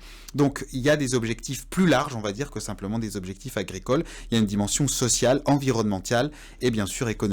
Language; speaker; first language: French; native; French